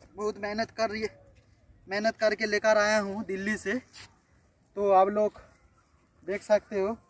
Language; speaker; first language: Hindi; non-native, local second language; Bangla